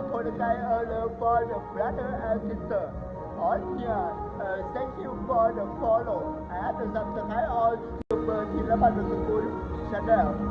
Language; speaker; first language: English; non-native, learner; Thai